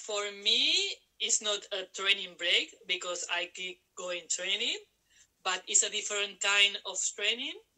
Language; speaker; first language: English; non-native, learner; Spanish